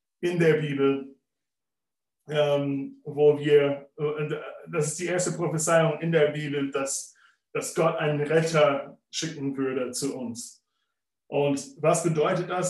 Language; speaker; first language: German; non-native, fluent; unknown